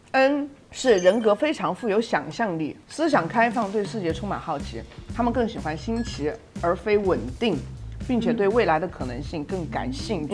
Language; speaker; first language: Chinese; native; Chinese